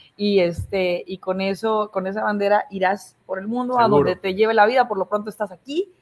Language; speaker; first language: Spanish; native; Spanish